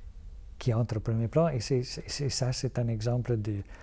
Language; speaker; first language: French; non-native, fluent; Italian